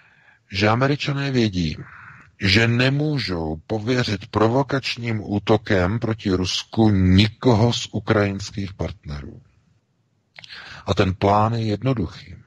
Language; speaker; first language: Czech; native; Czech